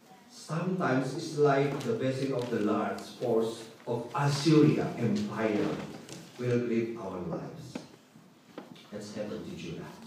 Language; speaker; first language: English; non-native, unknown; Indonesian